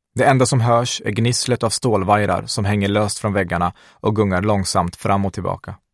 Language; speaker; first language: Swedish; early bilingual, other home language; Kurdish